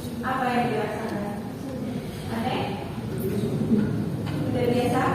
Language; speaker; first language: Indonesian; native; Indonesian